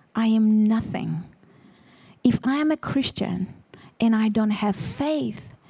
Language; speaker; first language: English; non-native, fluent; Ukrainian